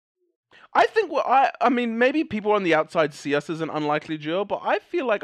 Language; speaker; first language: English; native; English